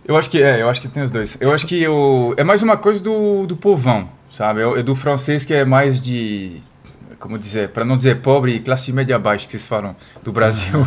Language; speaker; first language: Portuguese; non-native, fluent; French